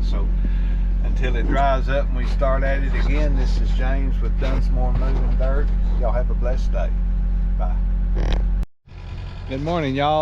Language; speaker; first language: English; native; English